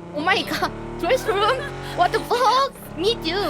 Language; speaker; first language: English; non-native, learner; Korean